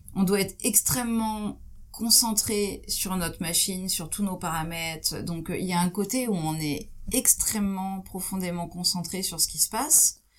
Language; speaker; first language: French; native; French